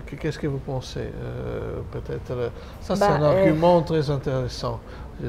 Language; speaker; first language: French; non-native, fluent; Italian